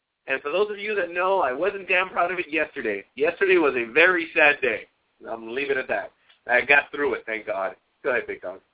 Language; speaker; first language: English; native; English